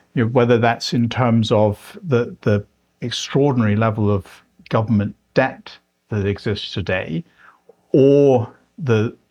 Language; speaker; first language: English; native; English